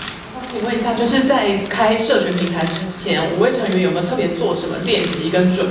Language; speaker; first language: Chinese; native; Chinese